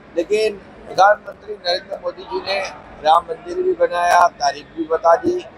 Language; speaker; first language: Hindi; non-native, local second language; Marathi